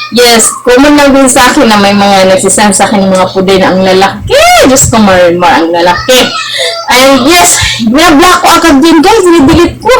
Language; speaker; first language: Filipino; non-native, local second language; Cebuano